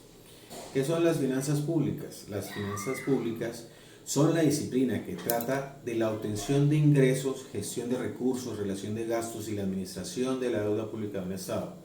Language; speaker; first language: Spanish; native; Spanish